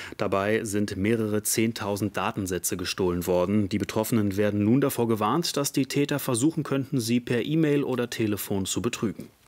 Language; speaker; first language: German; native; German